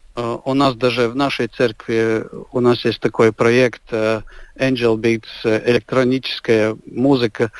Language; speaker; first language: Russian; non-native, local second language; Latvian